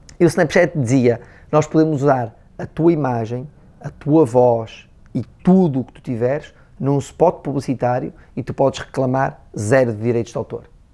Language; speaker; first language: Portuguese; native; Portuguese